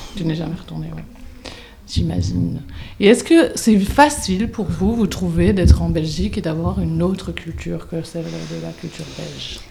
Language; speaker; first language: French; native; French